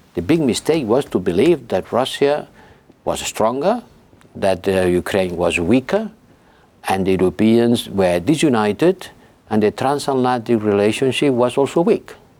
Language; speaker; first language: English; non-native, fluent; Spanish